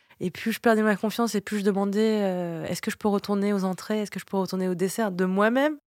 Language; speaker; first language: French; early bilingual, other home language; Vietnamese